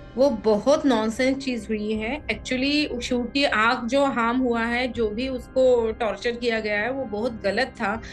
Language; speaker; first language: Hindi; non-native, local second language; Marathi